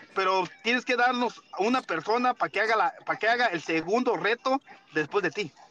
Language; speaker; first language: Spanish; native; Spanish